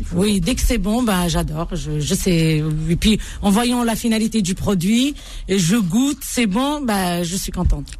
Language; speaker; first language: French; non-native, local second language; Arabic